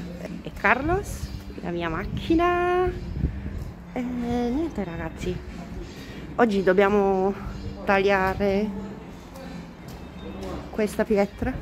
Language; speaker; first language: Italian; non-native, fluent; Portuguese